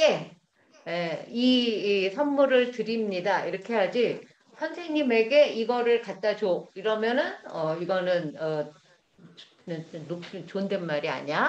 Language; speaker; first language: Korean; native; Korean